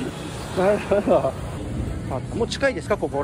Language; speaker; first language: Japanese; native; Japanese